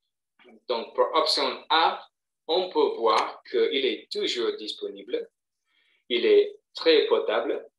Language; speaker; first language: French; non-native, fluent; English